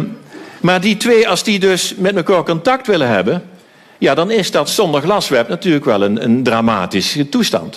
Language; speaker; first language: Dutch; native; Dutch